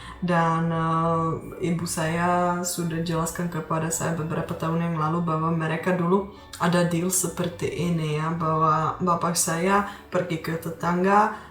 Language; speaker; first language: Indonesian; non-native, fluent; Czech